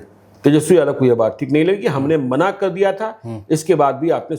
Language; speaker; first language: Hindi; native; Hindi